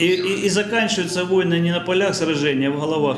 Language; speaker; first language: Russian; native; Russian